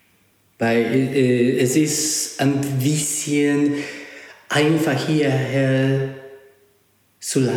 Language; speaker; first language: German; non-native, fluent; Spanish